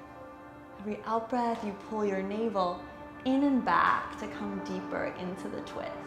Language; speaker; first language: English; native; English